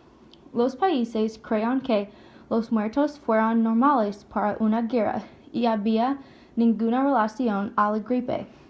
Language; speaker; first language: Spanish; non-native, learner; English